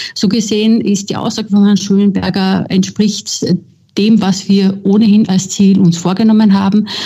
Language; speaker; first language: German; native; German